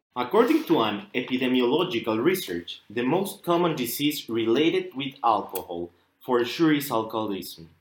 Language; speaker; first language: English; non-native, fluent; Spanish